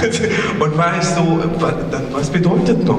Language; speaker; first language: German; non-native, learner; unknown